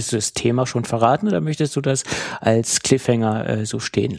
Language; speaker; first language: German; native; German